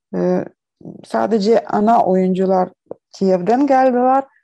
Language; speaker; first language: Turkish; non-native, learner; Ukrainian